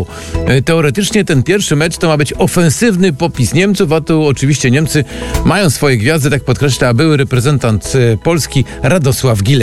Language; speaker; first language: Polish; native; Polish